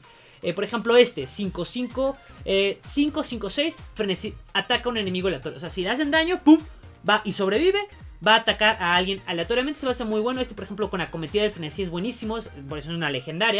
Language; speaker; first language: Spanish; native; Spanish